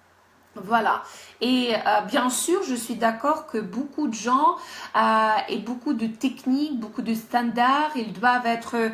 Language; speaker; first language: French; non-native, fluent; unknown